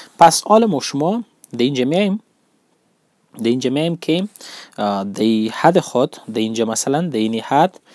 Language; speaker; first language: Persian; non-native, local second language; Pashto